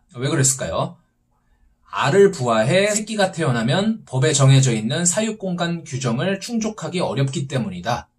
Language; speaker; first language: Korean; native; Korean